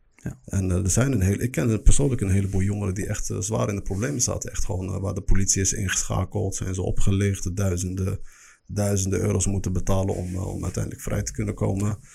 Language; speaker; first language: Dutch; early bilingual, other home language; Arabic